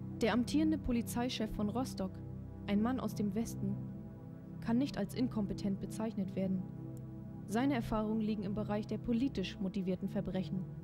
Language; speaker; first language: German; native; German